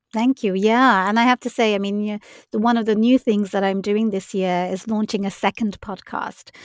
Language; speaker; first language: English; native; English